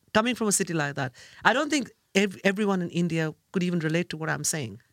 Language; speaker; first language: English; non-native, local second language; Bangla